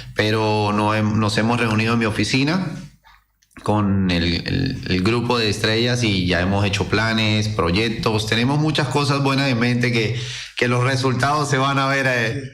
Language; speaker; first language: Spanish; native; Spanish